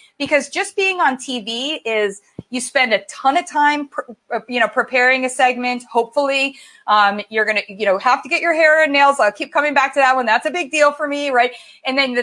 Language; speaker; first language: English; native; English